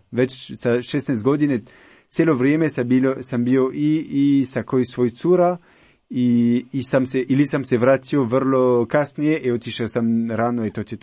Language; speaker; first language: Croatian; non-native, learner; French